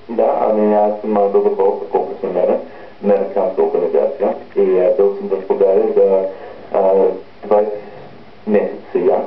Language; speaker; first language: Bulgarian; non-native, learner; English